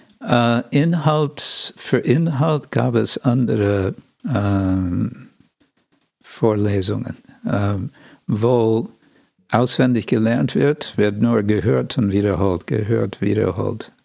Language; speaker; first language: German; non-native, fluent; English